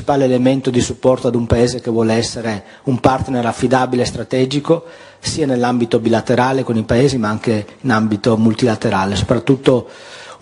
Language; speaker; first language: Italian; native; Italian